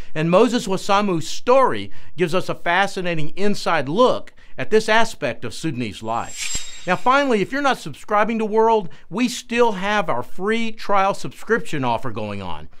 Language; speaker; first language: English; native; English